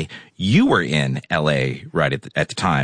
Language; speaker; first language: English; native; English